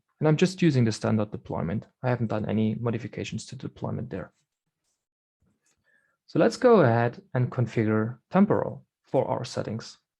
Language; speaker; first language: English; non-native, fluent; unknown